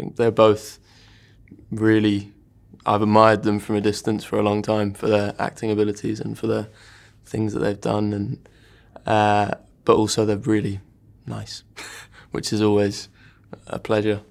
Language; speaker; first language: English; native; English